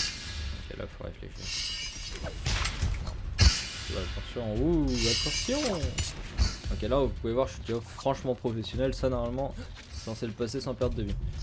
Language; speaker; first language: French; native; French